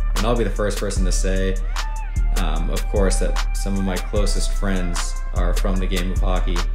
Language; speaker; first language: English; native; English